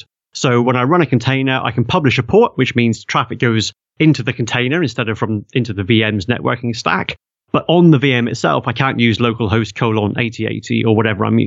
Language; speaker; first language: English; native; English